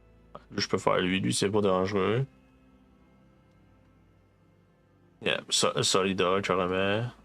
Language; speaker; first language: French; native; French